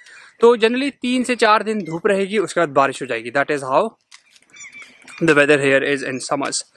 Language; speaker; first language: Hindi; native; Hindi